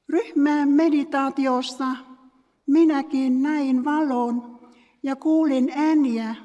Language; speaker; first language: Finnish; non-native, learner; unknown